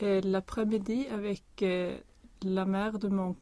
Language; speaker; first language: French; non-native, learner; Swedish